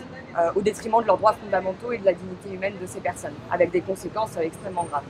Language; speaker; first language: French; native; French